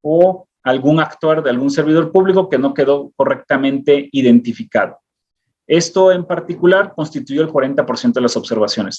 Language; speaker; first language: Spanish; native; Spanish